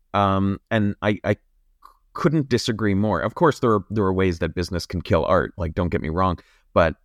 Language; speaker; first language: English; native; English